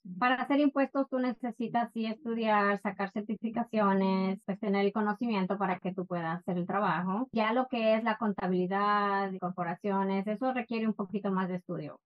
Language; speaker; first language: Spanish; native; Spanish